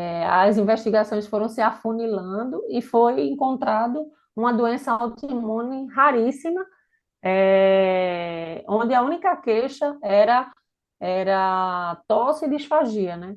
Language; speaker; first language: Portuguese; native; Portuguese